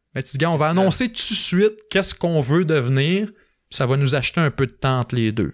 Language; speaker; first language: French; native; French